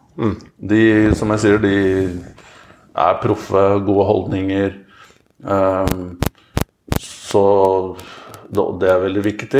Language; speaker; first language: Norwegian; native; Norwegian